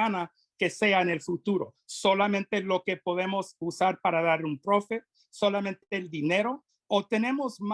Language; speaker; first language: Spanish; non-native, fluent; English